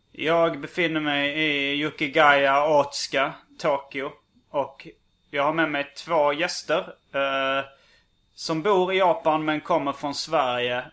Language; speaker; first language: Swedish; native; Swedish